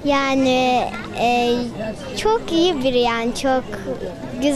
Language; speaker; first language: Turkish; non-native, learner; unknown